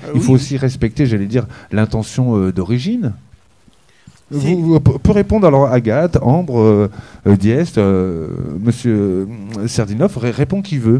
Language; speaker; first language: French; native; French